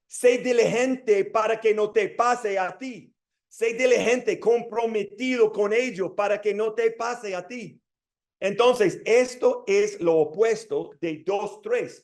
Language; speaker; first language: Spanish; non-native, fluent; English